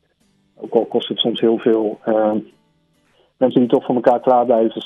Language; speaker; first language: Dutch; native; Dutch